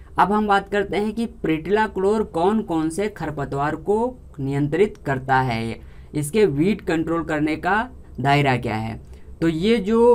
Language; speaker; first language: Hindi; native; Hindi